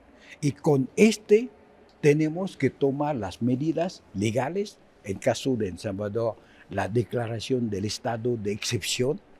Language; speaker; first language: Spanish; non-native, fluent; Haitian Creole